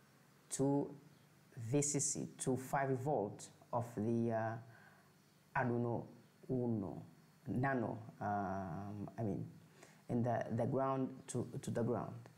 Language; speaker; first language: English; non-native, fluent; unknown